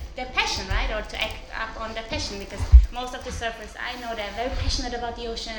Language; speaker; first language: English; non-native, fluent; German